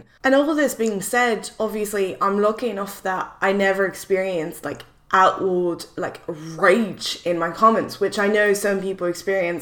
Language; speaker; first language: English; non-native, fluent; French